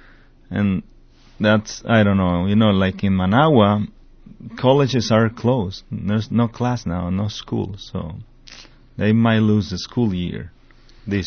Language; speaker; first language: English; non-native, fluent; Spanish